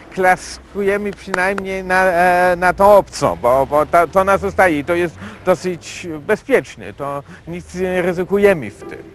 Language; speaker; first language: Polish; non-native, fluent; German